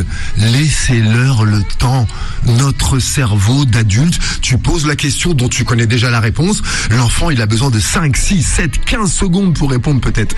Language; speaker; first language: French; native; French